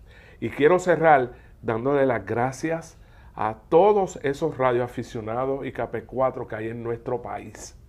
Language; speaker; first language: Spanish; native; Spanish